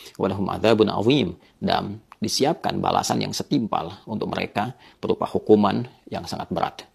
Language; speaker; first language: Indonesian; native; Indonesian